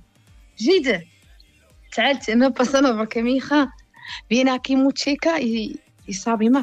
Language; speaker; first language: Spanish; non-native, learner; Arabic